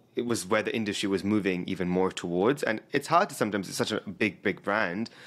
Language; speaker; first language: English; native; English